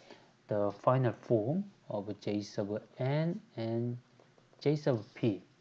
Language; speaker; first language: English; non-native, fluent; Korean